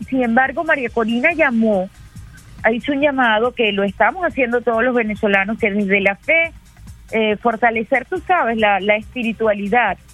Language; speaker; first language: Spanish; native; Spanish